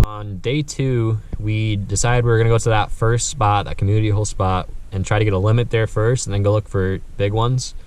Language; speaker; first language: English; native; English